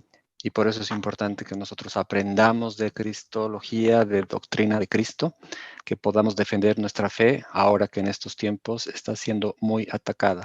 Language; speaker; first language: Spanish; native; Spanish